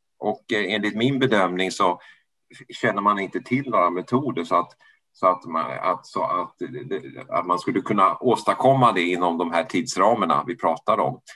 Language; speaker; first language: Swedish; native; Swedish